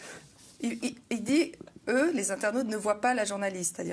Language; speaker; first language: French; native; French